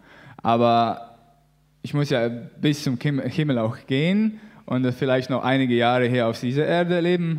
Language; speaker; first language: German; non-native, learner; Latvian